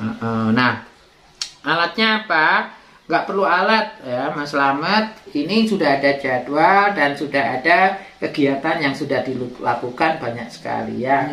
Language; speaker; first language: Indonesian; native; Indonesian